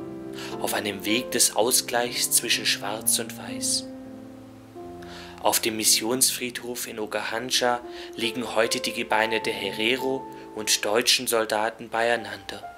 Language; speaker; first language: German; native; German